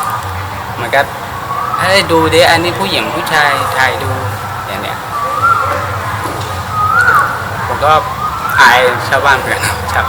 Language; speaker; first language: Thai; non-native, fluent; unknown